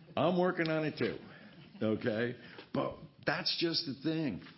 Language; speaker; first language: English; native; English